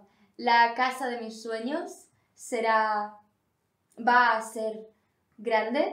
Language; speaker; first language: Spanish; non-native, learner; English